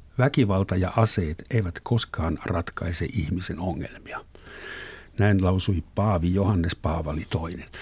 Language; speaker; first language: Finnish; non-native, fluent; German